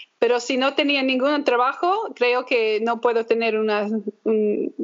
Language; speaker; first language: Spanish; early bilingual, heritage; English